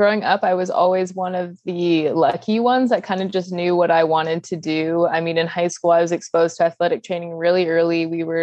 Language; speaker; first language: English; native; English